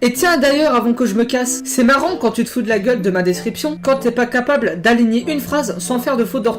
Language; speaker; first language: French; native; French